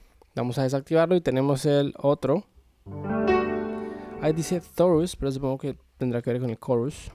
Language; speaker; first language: Spanish; native; Spanish